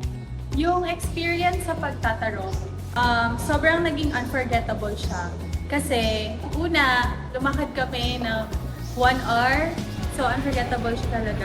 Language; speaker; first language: Filipino; non-native, local second language; Bikol